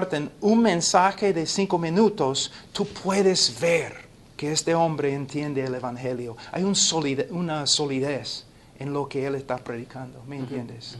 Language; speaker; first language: Spanish; non-native, fluent; English